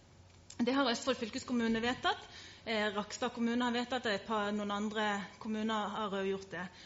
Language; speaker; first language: Norwegian; native; Norwegian